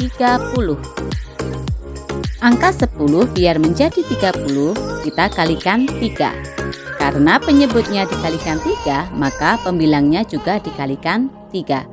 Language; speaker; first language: Indonesian; native; Indonesian